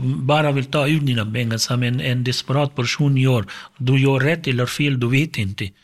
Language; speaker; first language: Swedish; non-native, fluent; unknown